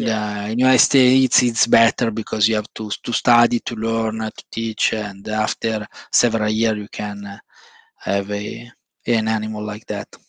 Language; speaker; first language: English; non-native, fluent; Italian